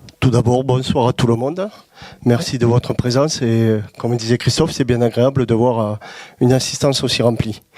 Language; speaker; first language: French; native; French